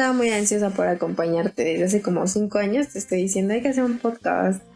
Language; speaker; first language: Spanish; native; Spanish